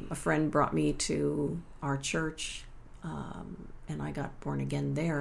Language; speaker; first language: English; native; English